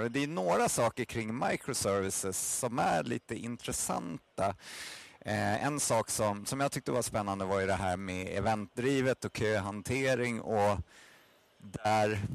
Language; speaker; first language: Swedish; native; Swedish